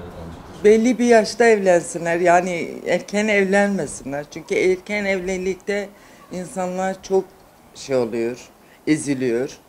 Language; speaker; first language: Turkish; non-native, local second language; Kurdish